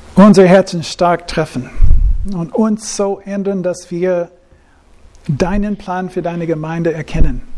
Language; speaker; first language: German; non-native, fluent; English